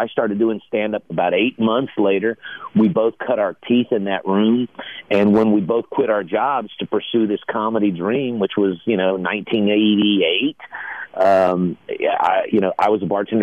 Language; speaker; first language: English; native; English